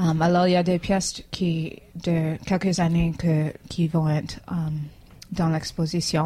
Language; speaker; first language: French; non-native, fluent; English